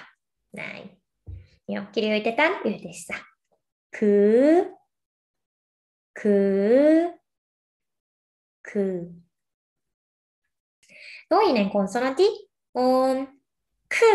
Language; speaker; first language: Finnish; non-native, fluent; Korean